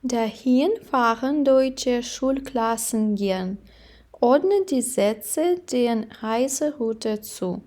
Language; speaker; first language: German; non-native, fluent; Ukrainian